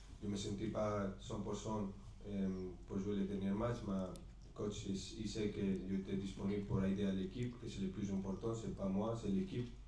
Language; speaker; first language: French; non-native, fluent; Spanish